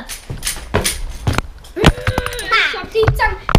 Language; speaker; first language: German; native; German